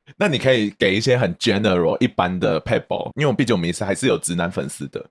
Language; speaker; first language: Chinese; native; Chinese